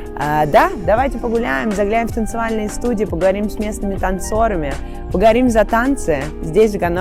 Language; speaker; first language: Russian; native; Russian